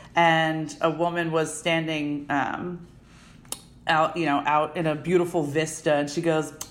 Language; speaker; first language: English; native; English